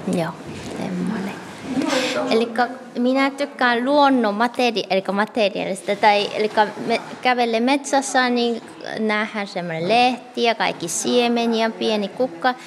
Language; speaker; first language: Finnish; non-native, learner; Korean